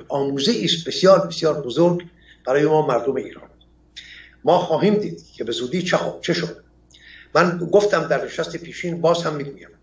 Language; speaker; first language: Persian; non-native, local second language; Assyrian Neo-Aramaic